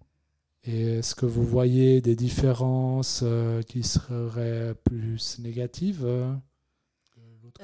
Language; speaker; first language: French; native; French